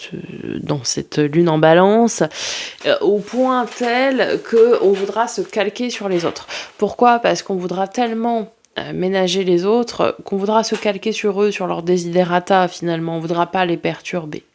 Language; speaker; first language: French; native; French